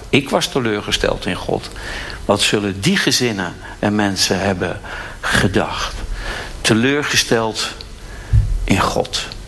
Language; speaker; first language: Dutch; native; Dutch